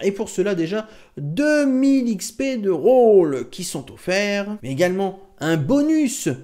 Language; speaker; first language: French; native; French